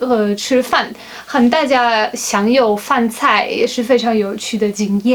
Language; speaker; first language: Chinese; non-native, fluent; Polish